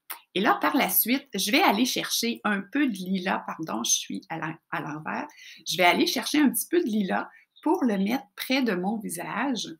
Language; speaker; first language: French; native; French